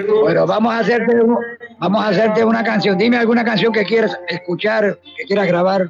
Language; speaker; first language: Spanish; native; Spanish